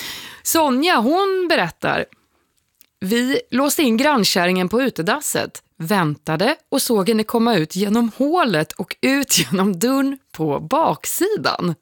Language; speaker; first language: Swedish; native; Swedish